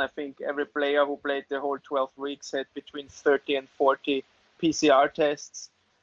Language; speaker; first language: English; non-native, fluent; German